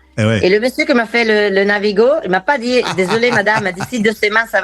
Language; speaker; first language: French; non-native, fluent; Italian